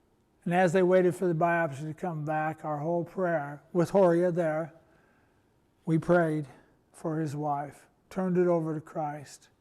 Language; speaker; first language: English; native; English